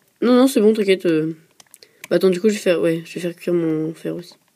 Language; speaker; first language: French; native; French